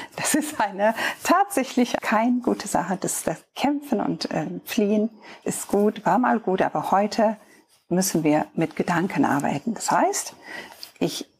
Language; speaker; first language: German; non-native, fluent; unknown